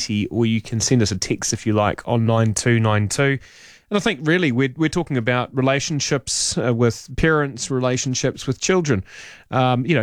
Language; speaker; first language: English; native; English